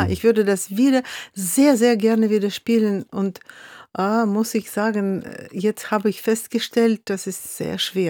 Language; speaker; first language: German; non-native, fluent; Russian